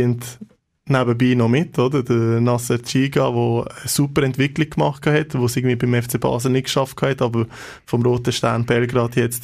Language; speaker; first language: German; native; German